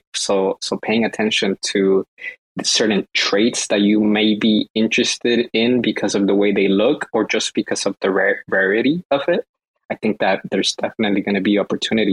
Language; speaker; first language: English; native; English